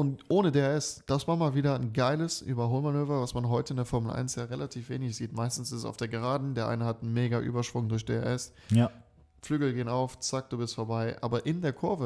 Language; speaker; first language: German; native; German